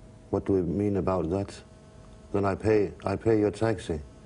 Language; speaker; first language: English; non-native, learner; Danish